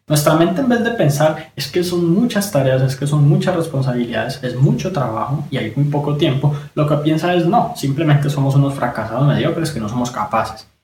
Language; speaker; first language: Spanish; native; Spanish